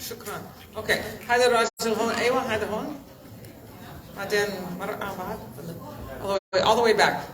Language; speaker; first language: Arabic; early bilingual, heritage; Arabic